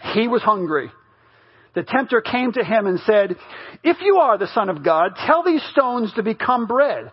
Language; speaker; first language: English; native; English